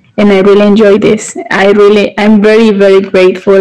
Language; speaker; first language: English; non-native, learner; Spanish